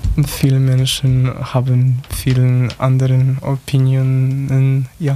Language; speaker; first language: German; non-native, learner; Polish